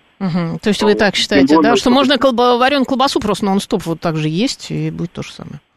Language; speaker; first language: Russian; native; Russian